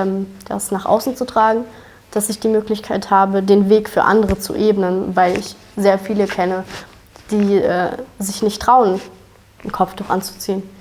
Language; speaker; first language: German; early bilingual, other home language; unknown